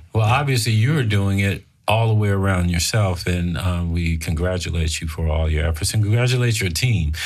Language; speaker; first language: English; native; English